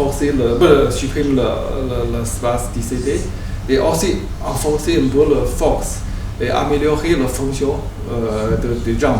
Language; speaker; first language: French; non-native, learner; Chinese